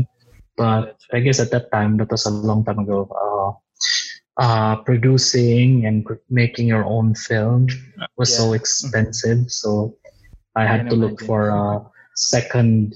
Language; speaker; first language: English; non-native, local second language; Waray